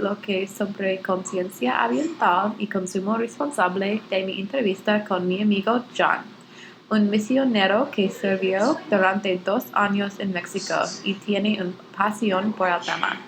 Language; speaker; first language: Spanish; non-native, learner; English